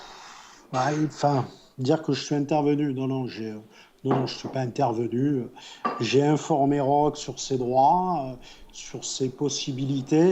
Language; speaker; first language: French; native; French